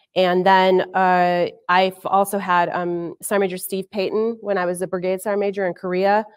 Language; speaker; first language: English; native; English